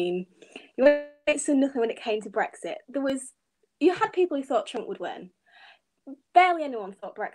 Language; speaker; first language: English; native; English